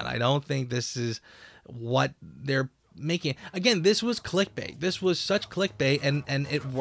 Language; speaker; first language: English; native; English